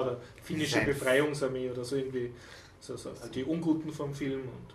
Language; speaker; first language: German; native; German